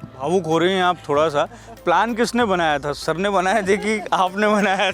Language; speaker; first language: Hindi; native; Hindi